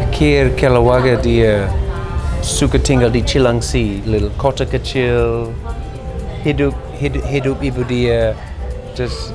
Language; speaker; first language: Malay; non-native, learner; English